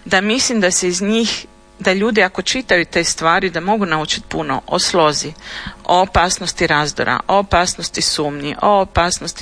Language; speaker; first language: Serbian; native; Serbian